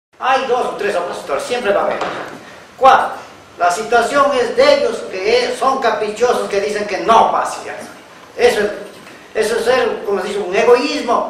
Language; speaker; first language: Spanish; native; Spanish